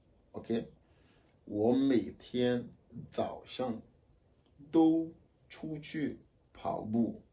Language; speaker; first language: Chinese; non-native, fluent; French